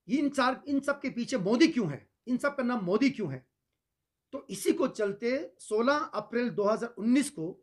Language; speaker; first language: Hindi; non-native, local second language; Ladakhi